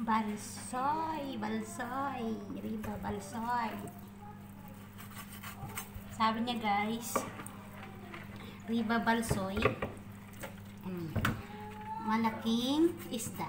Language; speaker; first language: Russian; non-native, learner; Filipino